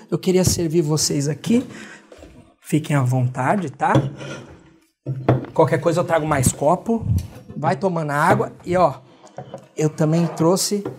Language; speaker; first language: Portuguese; native; Portuguese